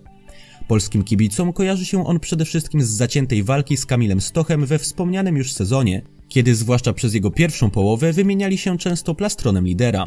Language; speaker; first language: Polish; native; Polish